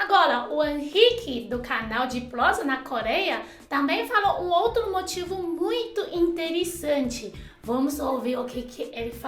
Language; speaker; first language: Portuguese; non-native, fluent; Chinese